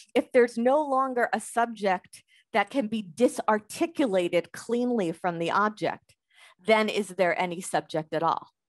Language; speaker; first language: English; native; English